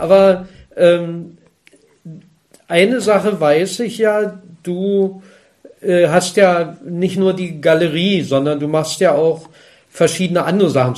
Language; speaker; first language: German; native; German